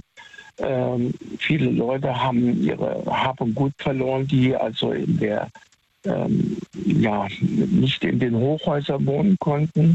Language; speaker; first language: German; native; German